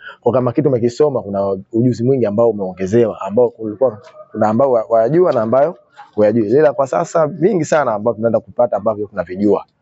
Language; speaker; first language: Swahili; native; Swahili